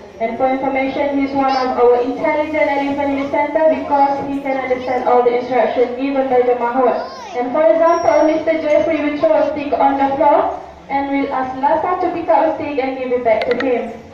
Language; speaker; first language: English; non-native, local second language; Malay